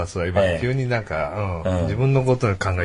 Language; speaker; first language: Japanese; native; Japanese